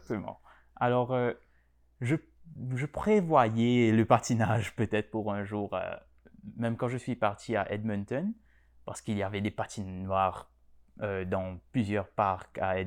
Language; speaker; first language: French; non-native, local second language; Morisyen